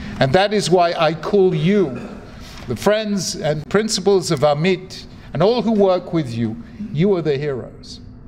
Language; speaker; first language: English; native; English